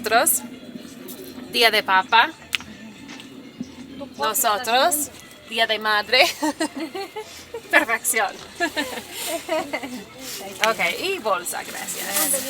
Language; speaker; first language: Spanish; non-native, learner; English